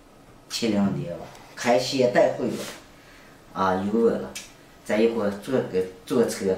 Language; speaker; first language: Chinese; native; Chinese